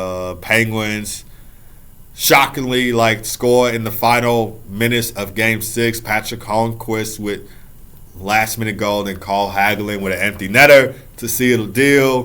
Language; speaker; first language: English; native; English